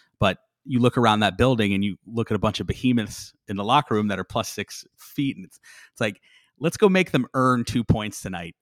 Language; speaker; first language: English; native; English